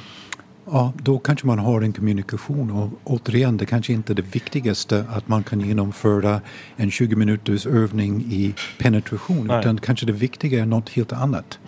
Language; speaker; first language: Swedish; non-native, fluent; English